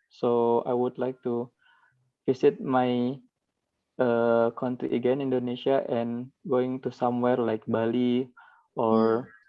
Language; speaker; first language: English; non-native, learner; Indonesian